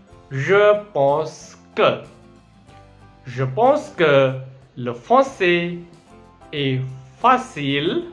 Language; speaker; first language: French; non-native, fluent; Hindi